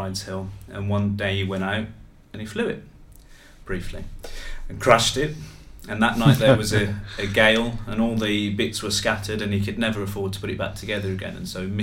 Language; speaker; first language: English; native; English